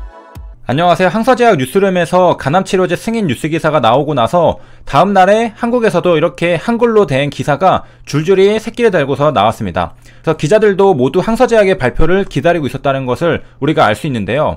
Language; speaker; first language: Korean; native; Korean